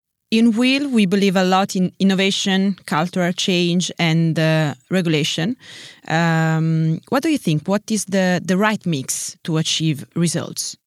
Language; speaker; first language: English; non-native, fluent; Italian